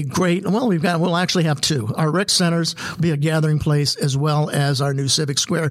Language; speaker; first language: English; native; English